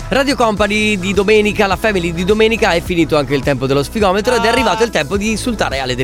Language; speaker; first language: Italian; native; Italian